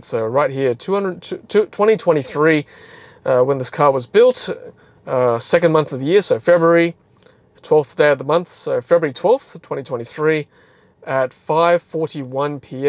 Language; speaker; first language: English; native; English